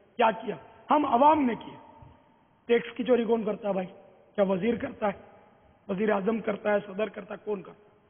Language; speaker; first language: Urdu; non-native, local second language; Memoni